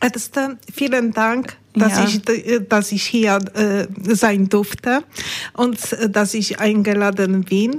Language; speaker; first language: German; non-native, learner; Polish